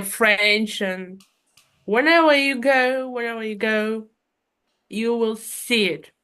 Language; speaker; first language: English; non-native, fluent; Russian